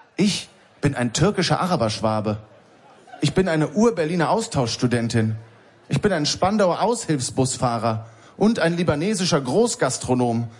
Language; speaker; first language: German; native; German